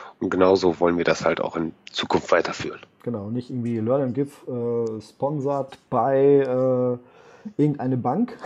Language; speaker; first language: German; native; German